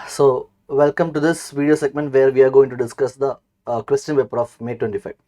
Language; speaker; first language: English; non-native, local second language; Malayalam